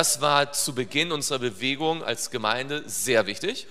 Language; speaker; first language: German; native; German